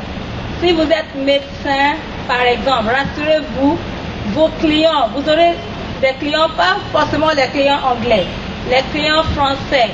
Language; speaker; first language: French; non-native, fluent; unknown